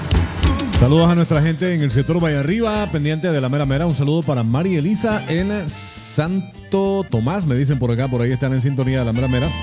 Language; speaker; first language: Spanish; native; Spanish